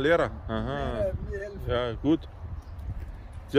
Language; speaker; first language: German; early bilingual, other home language; Bosnian